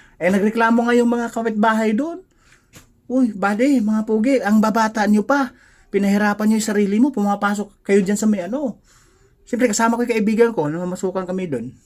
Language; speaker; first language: Filipino; non-native, local second language; Cebuano